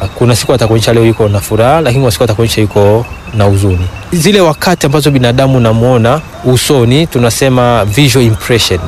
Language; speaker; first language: Swahili; native; Swahili